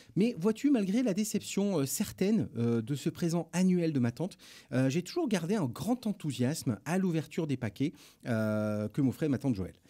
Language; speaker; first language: French; native; French